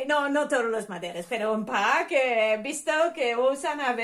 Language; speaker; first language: Spanish; non-native, learner; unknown